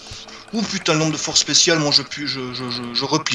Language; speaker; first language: French; native; French